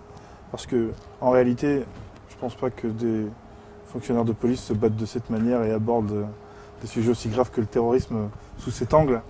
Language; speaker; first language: French; native; French